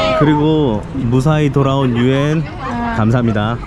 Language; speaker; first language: Korean; native; Korean